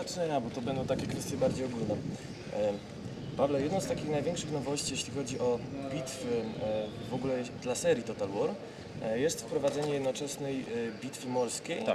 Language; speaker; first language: Polish; native; Polish